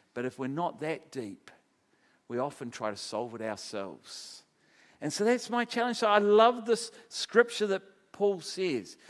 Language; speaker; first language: English; native; English